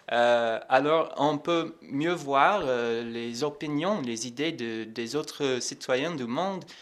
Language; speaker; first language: French; non-native, fluent; English